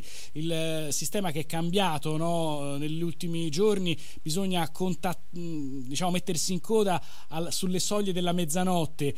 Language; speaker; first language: Italian; native; Italian